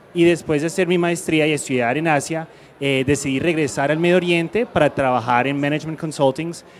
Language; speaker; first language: Spanish; early bilingual, heritage; Spanish